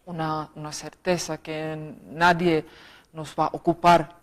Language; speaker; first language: Spanish; non-native, fluent; Czech